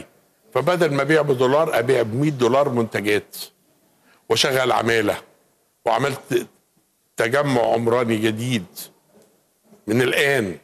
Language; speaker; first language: Arabic; native; Arabic